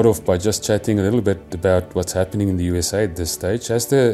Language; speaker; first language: English; non-native, local second language; Afrikaans